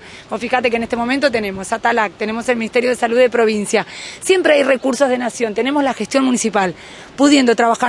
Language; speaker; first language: Spanish; native; Spanish